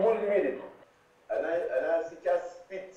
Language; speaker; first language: Russian; non-native, learner; Kabuverdianu